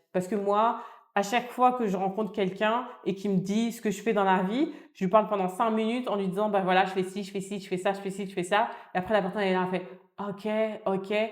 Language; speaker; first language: French; early bilingual, other home language; Wolof